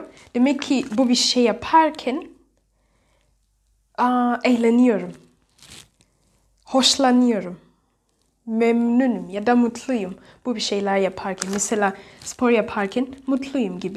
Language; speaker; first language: Turkish; non-native, fluent; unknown